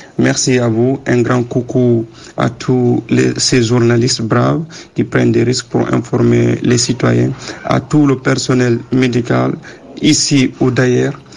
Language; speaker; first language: French; non-native, local second language; Wolof